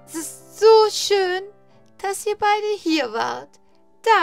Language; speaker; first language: German; native; German